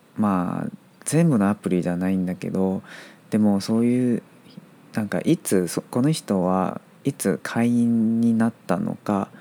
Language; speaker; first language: Japanese; non-native, fluent; Chinese